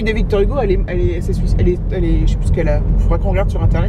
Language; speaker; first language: French; native; French